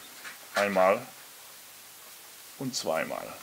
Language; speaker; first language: German; non-native, fluent; French